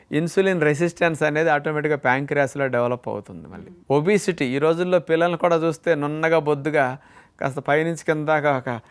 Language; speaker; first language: Telugu; native; Telugu